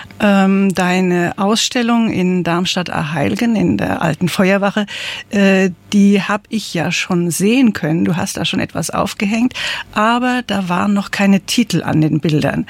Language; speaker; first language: German; native; German